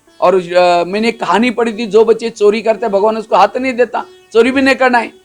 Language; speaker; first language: Hindi; non-native, local second language; Marathi